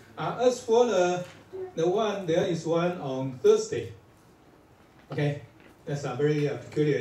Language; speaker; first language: English; non-native, fluent; Chinese